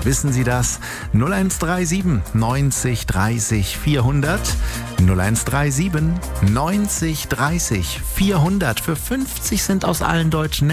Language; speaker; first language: German; native; German